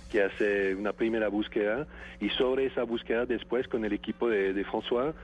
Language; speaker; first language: Spanish; non-native, fluent; French